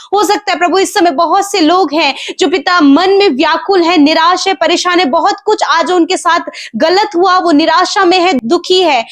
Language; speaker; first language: Hindi; native; Hindi